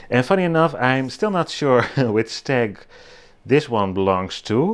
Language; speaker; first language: English; non-native, fluent; Dutch